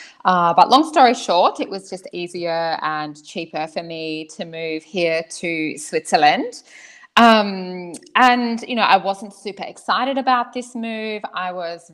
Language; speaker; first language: English; native; English